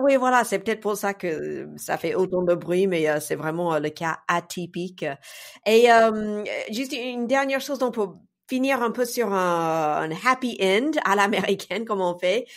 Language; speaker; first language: French; non-native, fluent; English